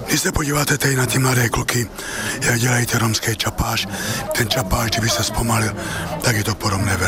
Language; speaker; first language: Czech; native; Czech